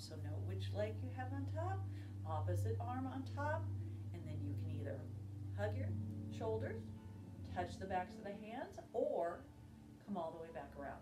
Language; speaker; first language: English; native; English